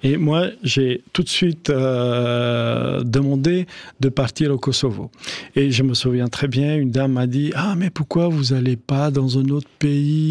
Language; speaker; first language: French; non-native, fluent; Albanian